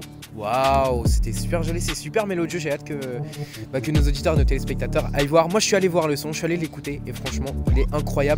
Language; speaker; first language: French; native; French